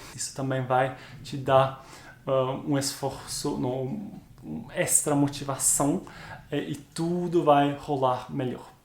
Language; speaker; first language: Portuguese; non-native, fluent; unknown